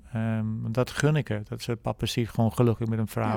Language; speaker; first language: Dutch; non-native, fluent; English